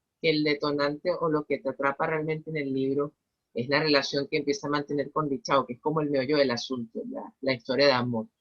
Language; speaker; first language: Spanish; native; Spanish